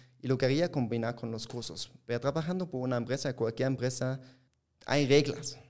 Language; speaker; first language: Spanish; non-native, fluent; German